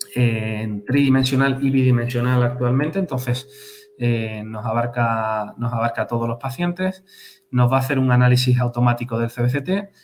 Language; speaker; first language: Spanish; native; Spanish